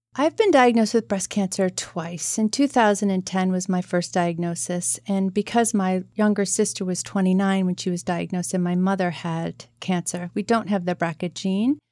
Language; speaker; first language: English; native; English